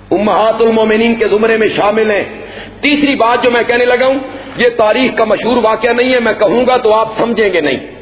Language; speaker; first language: Urdu; non-native, local second language; Punjabi